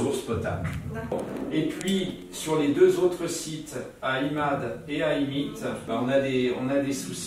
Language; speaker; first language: French; native; French